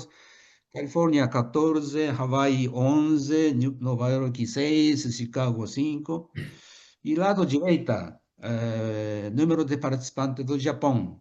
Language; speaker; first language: Portuguese; non-native, fluent; Japanese